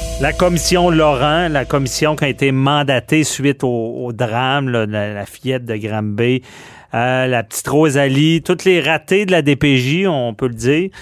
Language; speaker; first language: French; native; French